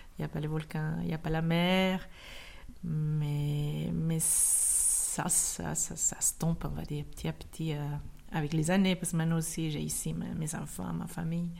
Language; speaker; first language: French; non-native, fluent; Spanish